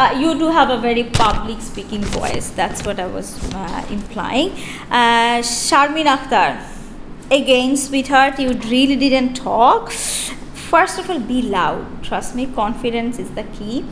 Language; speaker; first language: English; non-native, local second language; Bangla